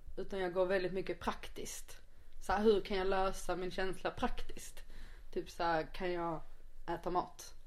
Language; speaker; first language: Swedish; native; Swedish